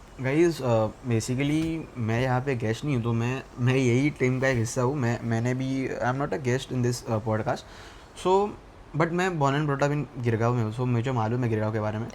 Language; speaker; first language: Hindi; non-native, local second language; Marathi